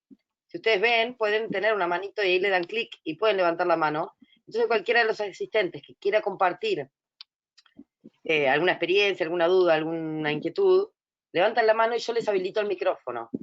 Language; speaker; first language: Spanish; native; Spanish